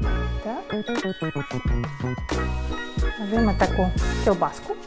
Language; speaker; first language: Polish; non-native, fluent; Ukrainian